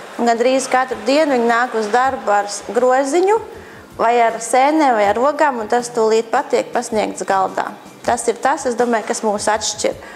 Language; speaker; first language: Latvian; native; Latvian